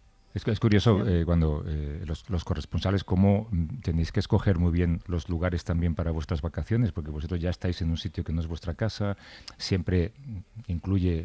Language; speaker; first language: Spanish; native; Spanish